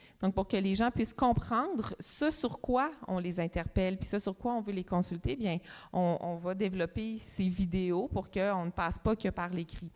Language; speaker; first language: French; native; French